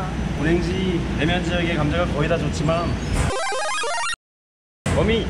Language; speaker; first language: Korean; native; Korean